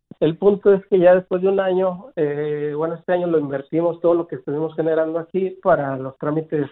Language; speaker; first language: Spanish; native; Spanish